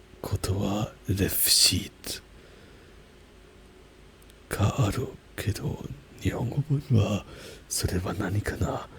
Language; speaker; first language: Japanese; non-native, learner; German